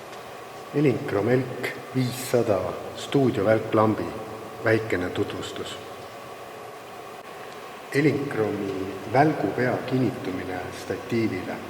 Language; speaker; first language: Estonian; native; Estonian